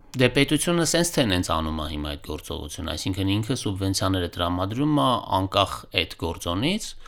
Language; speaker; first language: Armenian; native; Armenian